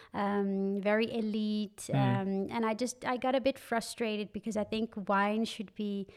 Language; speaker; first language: English; non-native, fluent; Dutch